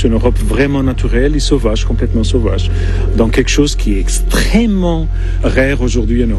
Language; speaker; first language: French; non-native, fluent; Portuguese